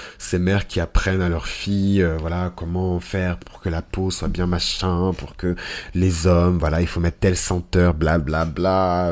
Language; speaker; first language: French; early bilingual, other home language; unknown